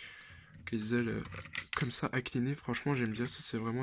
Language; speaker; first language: French; native; French